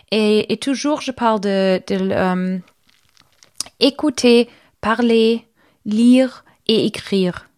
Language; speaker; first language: French; non-native, learner; German